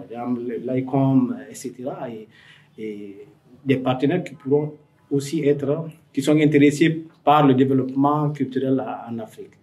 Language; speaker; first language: French; non-native, local second language; Fula